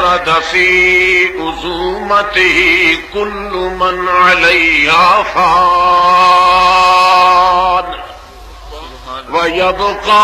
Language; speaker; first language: Arabic; non-native, fluent; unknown